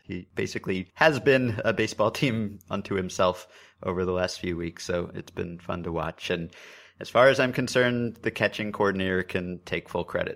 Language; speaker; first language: English; native; English